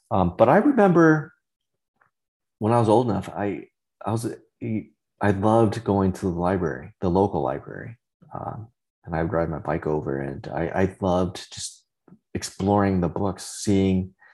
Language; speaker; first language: English; early bilingual, other home language; Vietnamese